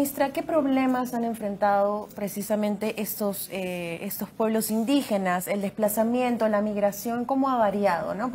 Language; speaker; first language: Spanish; native; Spanish